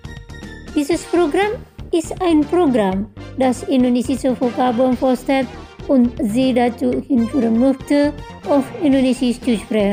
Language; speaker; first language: German; non-native, fluent; Indonesian